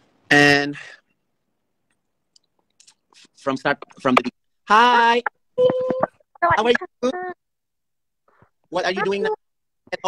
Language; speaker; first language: English; non-native, learner; Indonesian